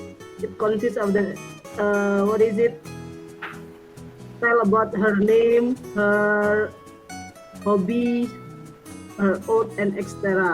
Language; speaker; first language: English; non-native, learner; Indonesian